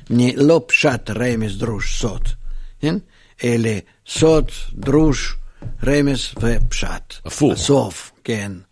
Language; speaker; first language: Hebrew; non-native, fluent; Russian